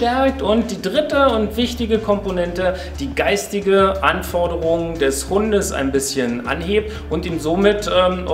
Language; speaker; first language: German; native; German